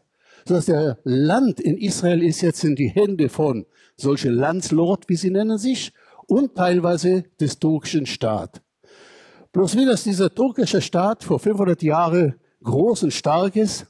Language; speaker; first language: German; non-native, fluent; Hebrew